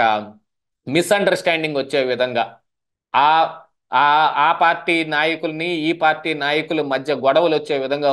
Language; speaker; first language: Telugu; native; Telugu